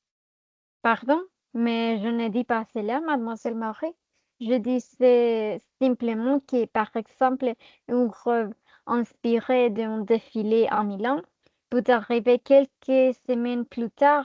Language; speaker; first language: French; non-native, fluent; Spanish